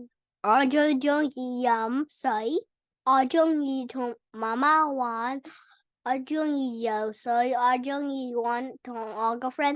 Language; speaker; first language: Cantonese; early bilingual, heritage; Cantonese